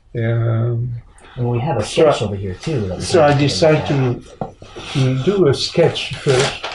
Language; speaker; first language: English; non-native, fluent; French